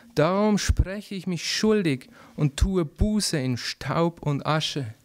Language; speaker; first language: German; native; German